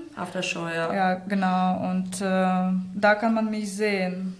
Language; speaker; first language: German; non-native, learner; Russian